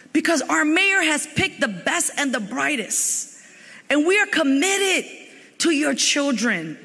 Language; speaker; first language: English; native; English